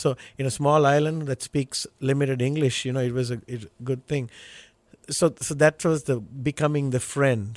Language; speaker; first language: English; non-native, local second language; Sinhala